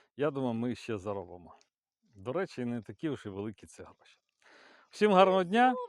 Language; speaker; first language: Ukrainian; native; Ukrainian